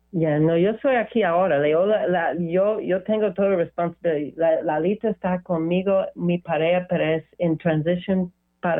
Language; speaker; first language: Spanish; non-native, learner; English